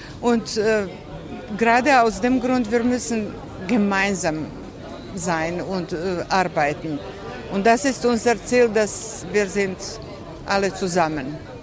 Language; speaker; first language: German; early bilingual, heritage; German